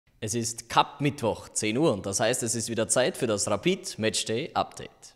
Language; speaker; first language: German; native; German